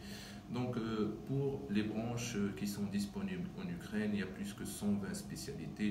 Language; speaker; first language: French; non-native, local second language; Arabic